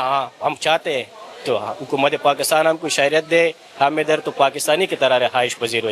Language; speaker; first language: Hindi; non-native, fluent; Pashto